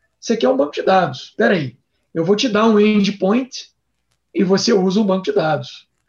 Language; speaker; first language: Portuguese; native; Portuguese